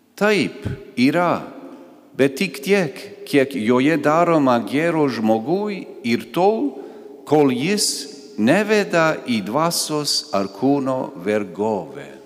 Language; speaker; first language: Lithuanian; non-native, fluent; Croatian